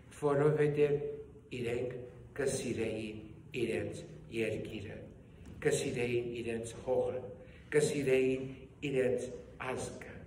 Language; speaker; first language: Armenian; early bilingual, heritage; Armenian